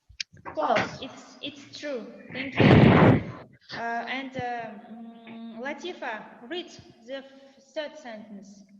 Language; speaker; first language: English; non-native, fluent; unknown